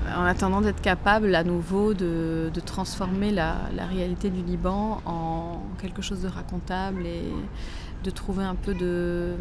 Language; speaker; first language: French; native; French